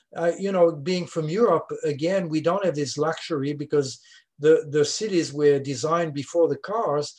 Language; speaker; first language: English; non-native, fluent; French